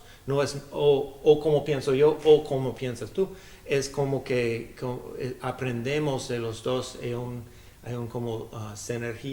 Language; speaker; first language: Spanish; non-native, learner; English